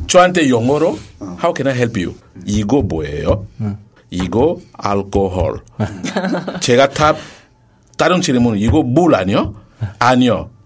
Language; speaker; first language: Korean; non-native, learner; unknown